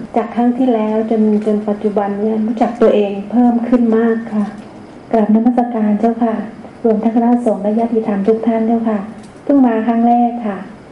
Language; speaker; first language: Thai; native; Thai